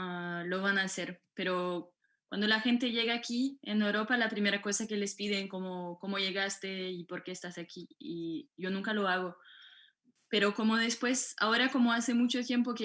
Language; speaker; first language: Spanish; non-native, fluent; French